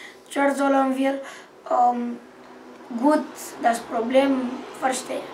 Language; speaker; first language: German; non-native, learner; Romanian